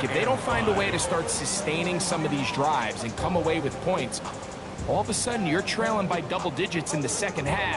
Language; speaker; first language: English; native; English